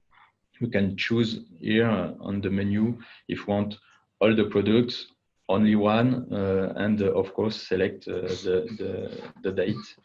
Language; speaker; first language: English; non-native, fluent; French